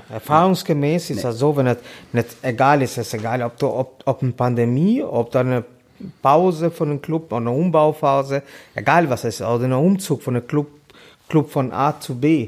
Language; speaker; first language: German; non-native, fluent; Albanian